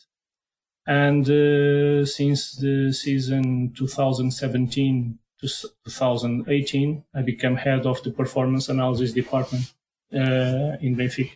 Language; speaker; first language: English; non-native, fluent; Portuguese